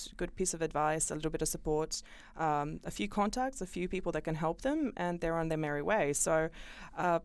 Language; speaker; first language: English; early bilingual, other home language; Bosnian